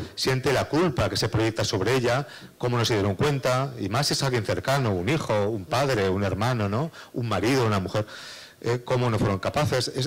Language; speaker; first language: Spanish; native; Spanish